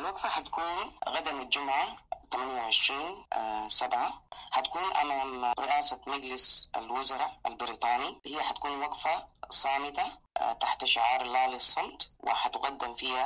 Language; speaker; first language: Arabic; native; Arabic